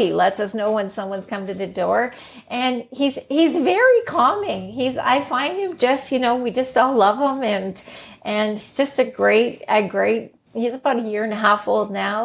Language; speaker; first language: English; native; English